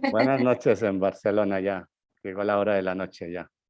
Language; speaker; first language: Spanish; native; Spanish